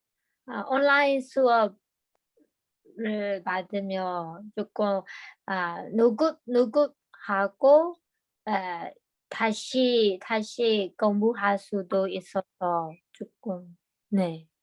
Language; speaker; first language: Korean; non-native, learner; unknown